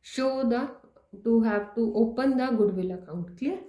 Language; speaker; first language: English; non-native, local second language; Punjabi